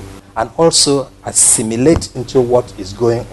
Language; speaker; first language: English; non-native, local second language; Ibibio